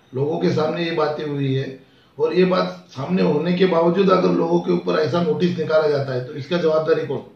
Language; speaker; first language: Hindi; non-native, local second language; Marathi